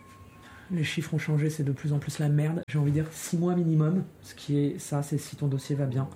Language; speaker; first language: French; native; French